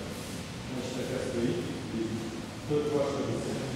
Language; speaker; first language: Bulgarian; non-native, learner; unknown